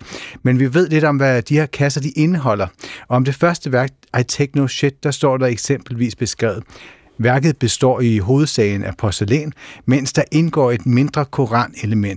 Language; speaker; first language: Danish; native; Danish